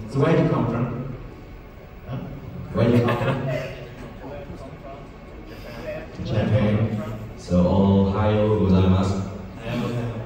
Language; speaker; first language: English; non-native, local second language; Vietnamese